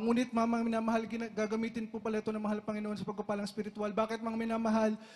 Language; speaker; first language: Filipino; native; Filipino